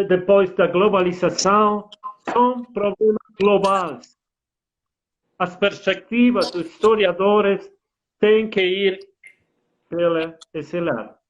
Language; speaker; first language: Portuguese; non-native, fluent; Spanish